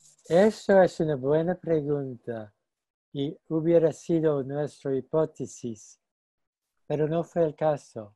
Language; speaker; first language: Spanish; non-native, fluent; English